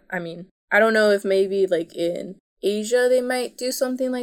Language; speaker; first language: English; early bilingual, other home language; Spanish